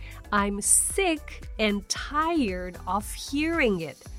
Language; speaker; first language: English; non-native, fluent; Japanese